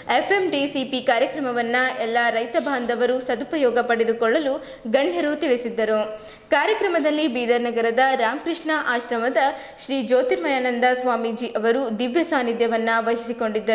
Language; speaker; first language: Kannada; native; Kannada